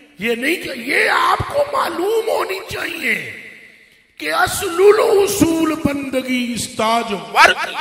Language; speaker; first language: Urdu; non-native, local second language; Punjabi